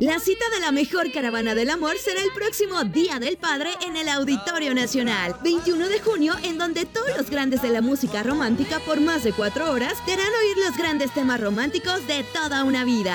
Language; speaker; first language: Spanish; native; Spanish